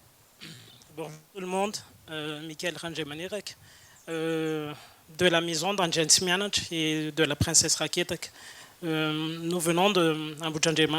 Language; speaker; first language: French; non-native, local second language; Malagasy